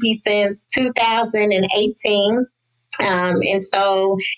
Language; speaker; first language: English; native; English